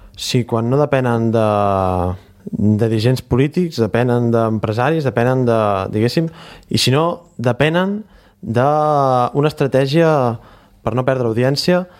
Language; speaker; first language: Catalan; native; Catalan